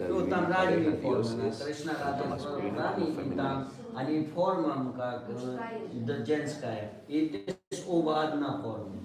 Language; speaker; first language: Russian; non-native, learner; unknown